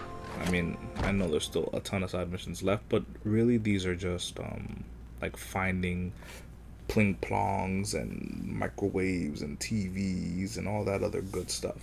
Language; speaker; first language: English; native; English